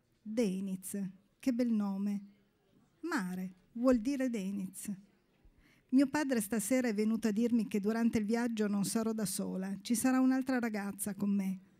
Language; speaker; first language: Italian; native; Italian